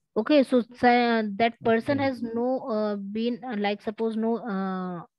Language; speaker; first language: English; non-native, local second language; Hindi